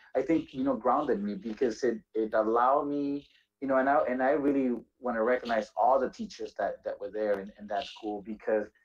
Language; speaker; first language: English; native; English